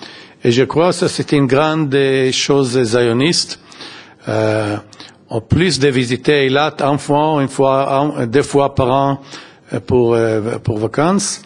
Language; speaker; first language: French; non-native, fluent; Hebrew